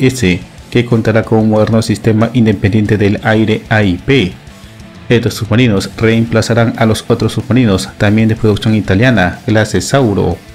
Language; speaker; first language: Spanish; native; Spanish